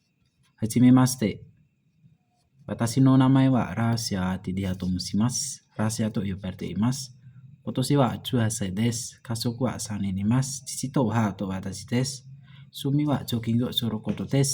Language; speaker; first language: Japanese; non-native, learner; Indonesian